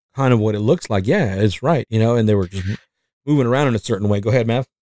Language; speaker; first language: English; non-native, fluent; Spanish